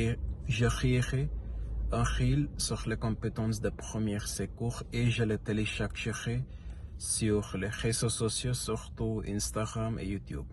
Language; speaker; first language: French; non-native, learner; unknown